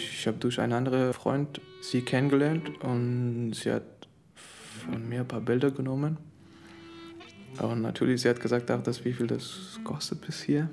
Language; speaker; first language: German; non-native, fluent; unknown